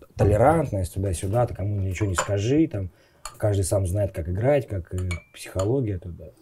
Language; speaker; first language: Russian; native; Russian